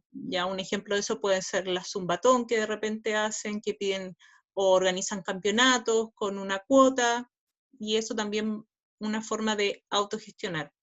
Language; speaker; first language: Spanish; native; Spanish